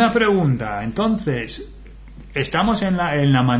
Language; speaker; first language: Spanish; non-native, fluent; English